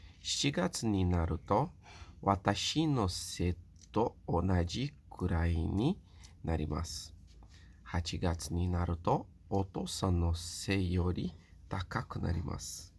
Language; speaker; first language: Japanese; non-native, local second language; Portuguese